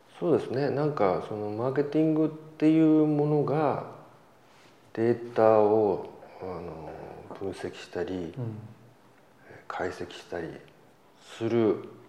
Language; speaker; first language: Japanese; native; Japanese